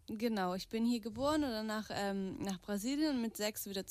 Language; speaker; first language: German; early bilingual, heritage; Portuguese